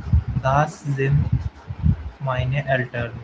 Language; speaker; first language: German; non-native, learner; Hindi